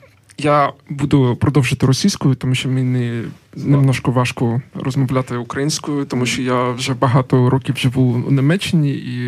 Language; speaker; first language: Ukrainian; non-native, local second language; Russian